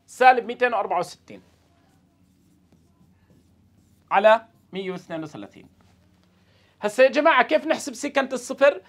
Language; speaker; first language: Arabic; native; Arabic